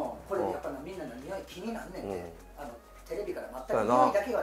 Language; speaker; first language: Japanese; native; Japanese